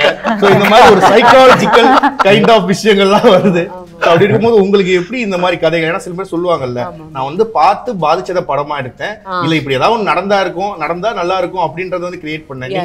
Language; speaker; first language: Tamil; native; Tamil